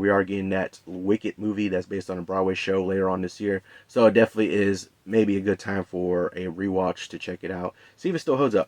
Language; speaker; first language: English; native; English